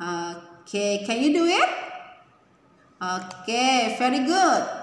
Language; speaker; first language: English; non-native, learner; Indonesian